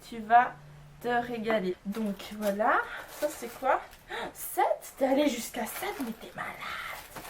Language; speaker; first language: French; native; French